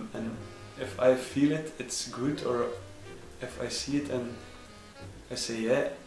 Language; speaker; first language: English; non-native, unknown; Dutch